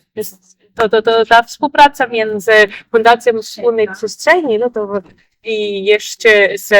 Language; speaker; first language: Polish; non-native, fluent; Spanish